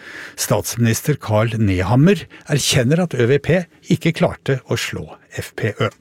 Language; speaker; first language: Norwegian; native; Norwegian